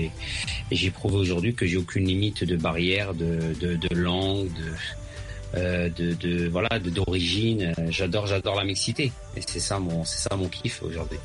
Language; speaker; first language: French; early bilingual, other home language; Arabic